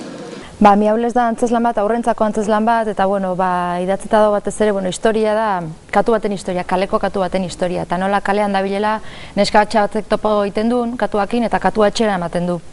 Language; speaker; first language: Basque; native; Basque